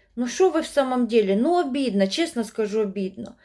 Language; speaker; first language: Ukrainian; non-native, local second language; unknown